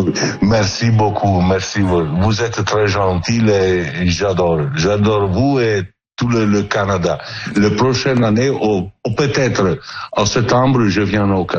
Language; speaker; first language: French; non-native, learner; Italian